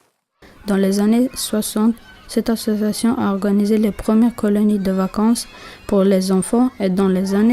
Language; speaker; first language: French; non-native, learner; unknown